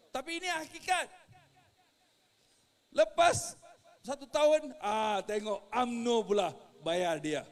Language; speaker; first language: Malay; non-native, local second language; Tamil